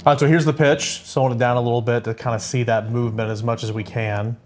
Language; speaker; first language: English; native; English